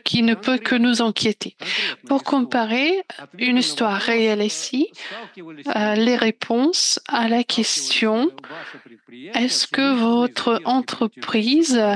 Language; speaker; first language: French; non-native, fluent; Russian